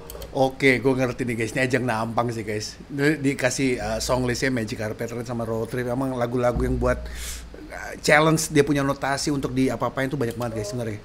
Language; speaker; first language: Indonesian; native; Indonesian